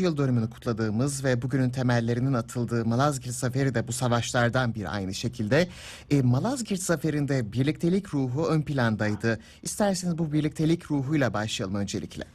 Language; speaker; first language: Turkish; native; Turkish